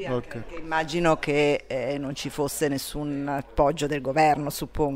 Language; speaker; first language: Italian; native; Italian